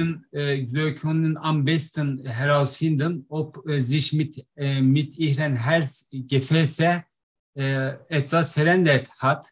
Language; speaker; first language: German; non-native, learner; Turkish